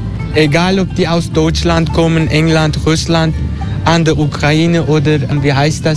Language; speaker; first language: German; non-native, fluent; Turkish